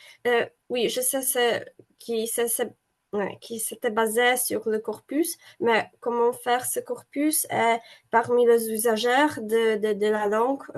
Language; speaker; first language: French; non-native, fluent; Polish